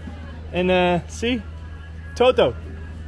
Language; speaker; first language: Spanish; non-native, learner; English